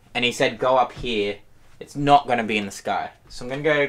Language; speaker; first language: English; native; English